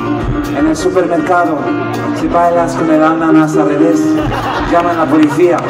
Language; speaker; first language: Spanish; non-native, fluent; French